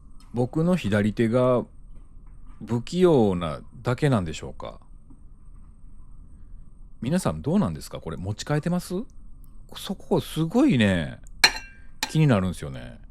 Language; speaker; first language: Japanese; native; Japanese